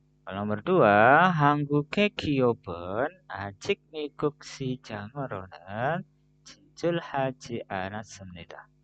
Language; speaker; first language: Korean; non-native, fluent; Indonesian